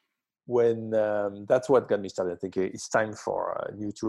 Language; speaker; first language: English; non-native, fluent; French